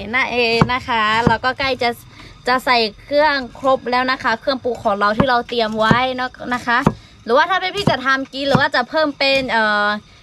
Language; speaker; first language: Thai; non-native, local second language; Lahu